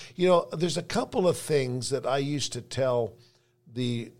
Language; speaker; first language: English; native; English